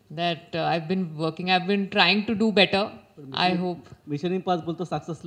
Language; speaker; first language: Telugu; non-native, learner; Hindi